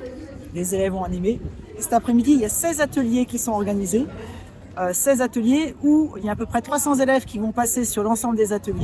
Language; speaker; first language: French; native; French